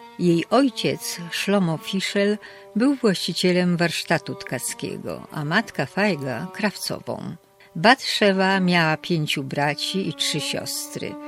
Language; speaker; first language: Polish; native; Polish